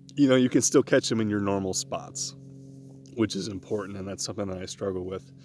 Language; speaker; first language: English; native; English